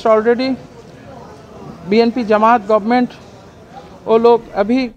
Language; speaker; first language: Hindi; non-native, fluent; Bangla